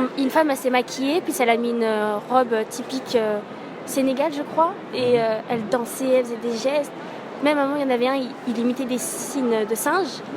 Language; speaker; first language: French; early bilingual, other home language; Arabic